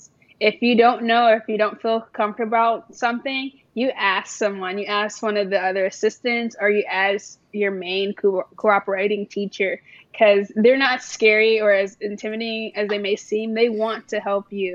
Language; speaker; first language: English; native; English